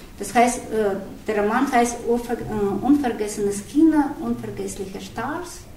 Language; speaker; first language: German; non-native, fluent; Russian